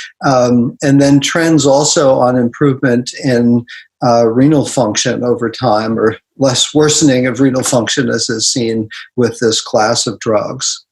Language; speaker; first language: English; native; English